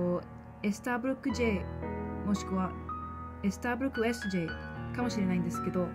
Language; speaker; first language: Japanese; non-native, fluent; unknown